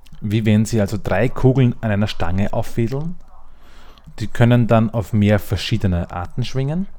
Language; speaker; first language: German; native; German